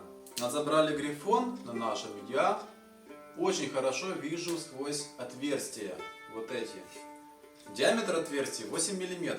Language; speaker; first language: Russian; native; Russian